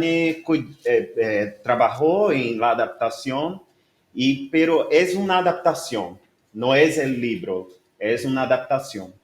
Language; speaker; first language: Spanish; non-native, learner; Portuguese